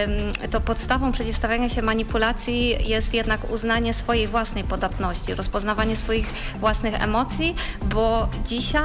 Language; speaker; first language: Polish; native; Polish